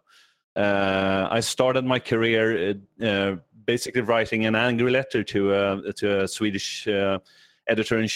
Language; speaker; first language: English; non-native, fluent; Swedish